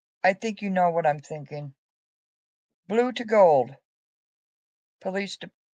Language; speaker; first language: English; native; English